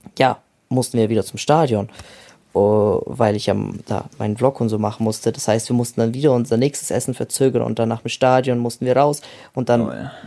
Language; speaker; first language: German; early bilingual, other home language; Russian